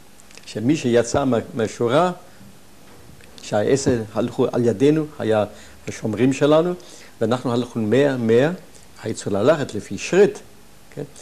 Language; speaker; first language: Hebrew; non-native, fluent; German